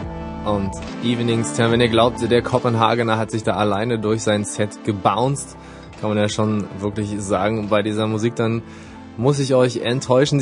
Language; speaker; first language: German; native; German